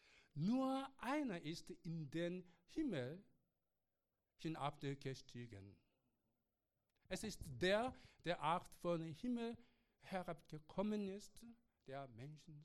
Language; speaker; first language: German; non-native, learner; Korean